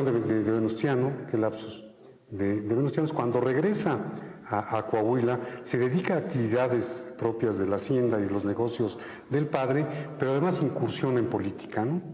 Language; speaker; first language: Spanish; native; Spanish